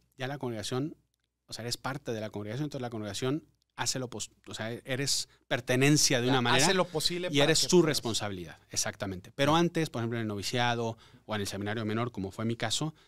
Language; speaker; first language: Spanish; native; Spanish